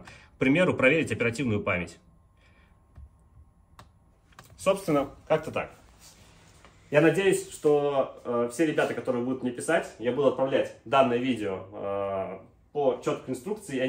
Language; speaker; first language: Russian; native; Russian